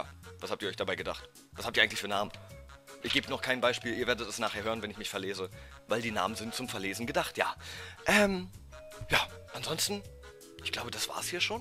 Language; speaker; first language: German; native; German